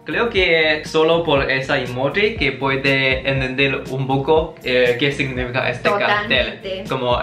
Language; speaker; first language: Spanish; non-native, learner; Chinese